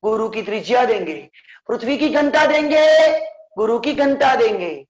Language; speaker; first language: Hindi; non-native, local second language; Gujarati